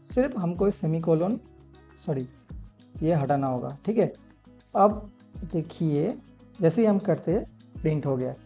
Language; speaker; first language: Hindi; non-native, local second language; Bangla